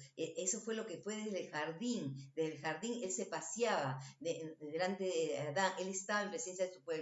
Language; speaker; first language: Spanish; native; Spanish